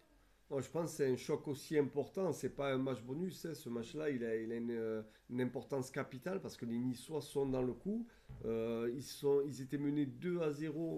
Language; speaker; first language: French; native; French